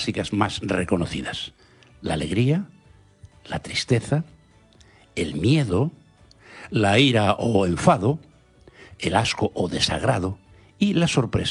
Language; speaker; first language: Spanish; non-native, local second language; Galician